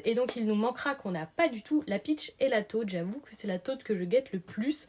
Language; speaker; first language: French; native; French